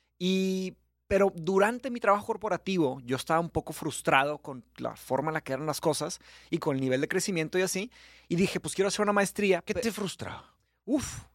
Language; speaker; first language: Spanish; early bilingual, other home language; Portuguese